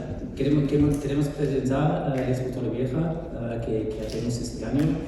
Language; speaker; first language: Spanish; non-native, fluent; English